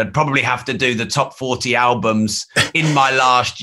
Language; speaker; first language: English; native; English